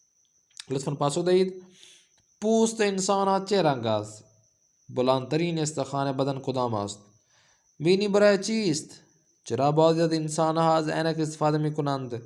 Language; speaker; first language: Persian; non-native, fluent; Urdu